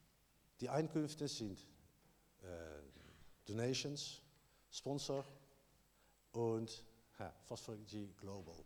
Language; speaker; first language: German; non-native, learner; Dutch